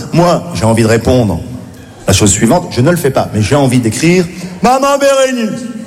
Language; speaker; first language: French; native; French